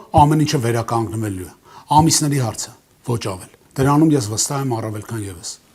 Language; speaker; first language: Armenian; native; Armenian